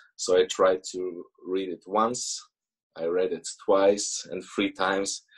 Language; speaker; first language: English; early bilingual, other home language; Russian